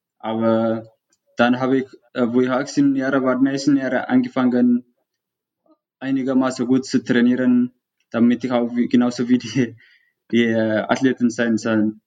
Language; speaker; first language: German; non-native, learner; Tigrinya